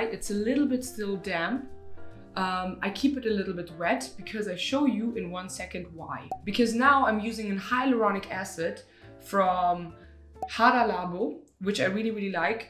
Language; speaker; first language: English; non-native, fluent; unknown